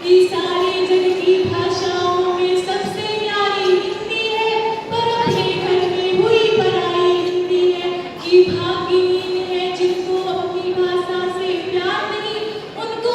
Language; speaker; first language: Hindi; native; Hindi